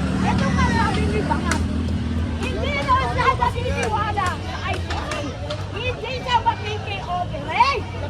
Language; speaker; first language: Filipino; non-native, local second language; Iloko